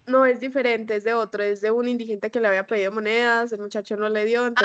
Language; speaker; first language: Spanish; native; Spanish